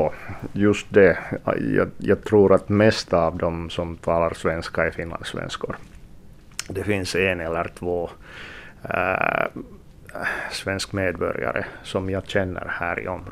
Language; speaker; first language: Swedish; non-native, local second language; Finnish